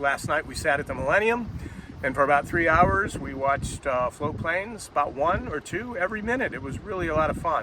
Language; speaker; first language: English; native; English